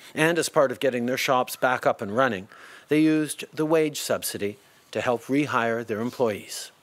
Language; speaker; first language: English; early bilingual, other home language; French